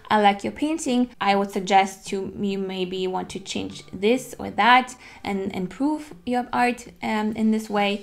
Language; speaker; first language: English; non-native, fluent; German